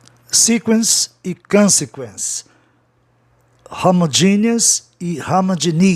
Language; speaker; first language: English; non-native, fluent; Portuguese